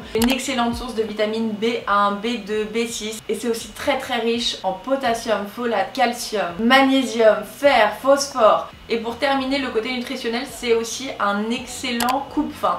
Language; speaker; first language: French; native; French